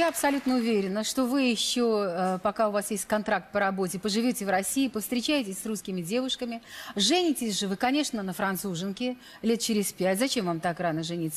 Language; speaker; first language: Russian; native; Russian